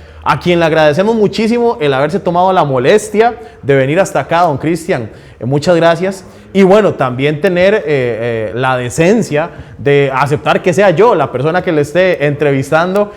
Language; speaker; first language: Spanish; native; Spanish